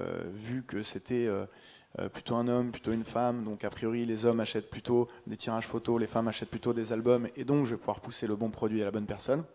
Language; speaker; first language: French; native; French